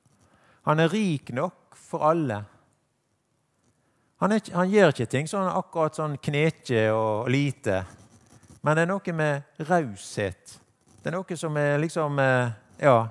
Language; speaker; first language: Norwegian; native; Norwegian